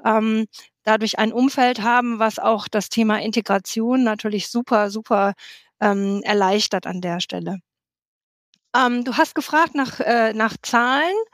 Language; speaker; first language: German; native; German